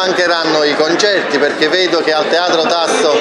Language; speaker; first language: Italian; native; Italian